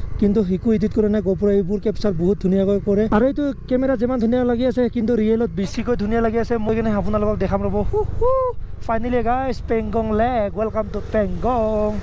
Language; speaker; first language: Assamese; non-native, local second language; Bodo